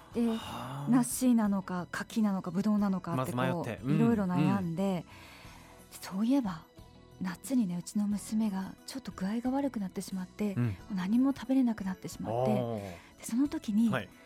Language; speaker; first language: Japanese; native; Japanese